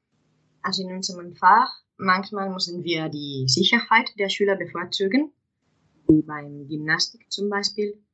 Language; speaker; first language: German; non-native, fluent; Spanish